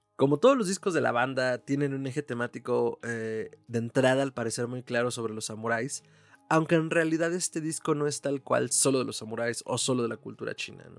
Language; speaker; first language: Spanish; native; Spanish